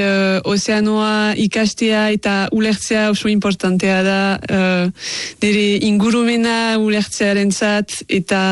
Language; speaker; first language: Basque; non-native, local second language; French